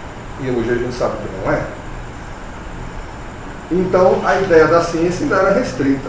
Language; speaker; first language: Portuguese; native; Portuguese